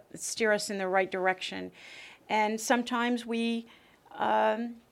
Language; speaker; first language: English; early bilingual, other home language; French